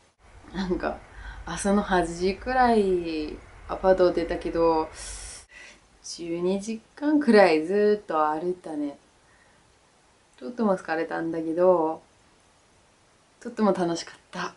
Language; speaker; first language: Japanese; non-native, learner; Danish